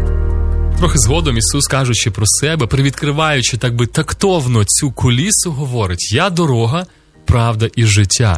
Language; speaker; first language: Ukrainian; native; Ukrainian